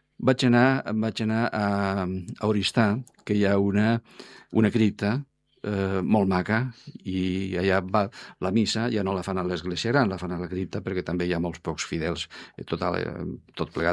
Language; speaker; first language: Catalan; non-native, fluent; Spanish